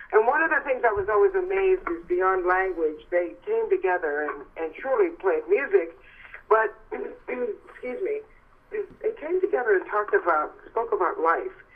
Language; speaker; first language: English; native; English